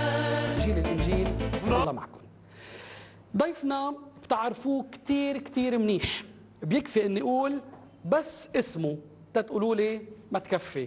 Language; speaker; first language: Arabic; native; Arabic